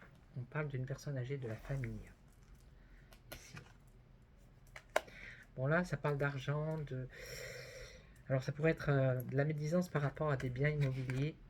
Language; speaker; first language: French; native; French